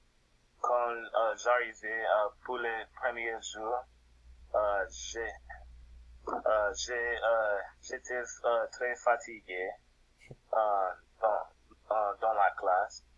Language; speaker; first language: French; non-native, learner; English